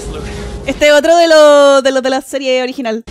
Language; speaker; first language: Spanish; native; Spanish